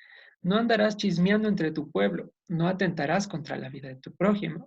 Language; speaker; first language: Spanish; native; Spanish